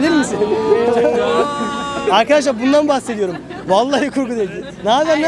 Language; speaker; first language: Turkish; native; Turkish